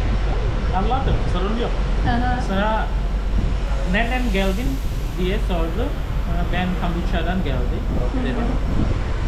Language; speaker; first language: Turkish; non-native, fluent; Khmer